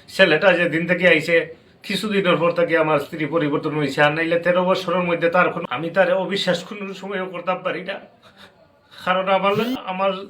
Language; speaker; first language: Bangla; native; Bangla